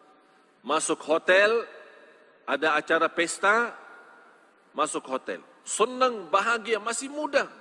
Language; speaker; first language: Indonesian; non-native, fluent; Arabic